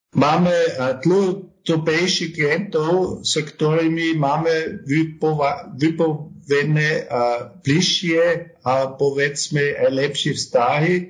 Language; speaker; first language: Slovak; non-native, learner; German